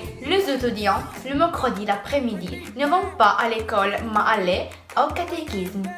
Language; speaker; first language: French; non-native, learner; Italian